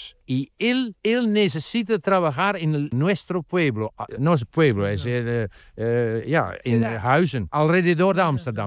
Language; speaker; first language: Spanish; non-native, learner; Dutch